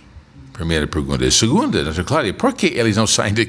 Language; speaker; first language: Portuguese; non-native, fluent; English